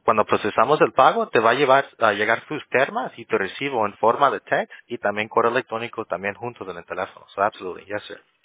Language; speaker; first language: Spanish; early bilingual, heritage; Spanish